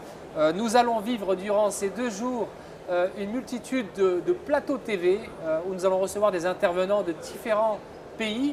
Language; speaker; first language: French; non-native, local second language; Arabic